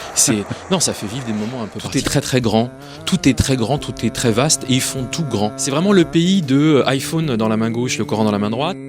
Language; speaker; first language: French; native; French